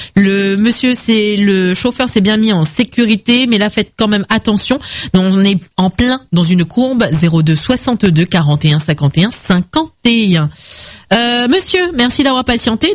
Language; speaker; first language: French; native; French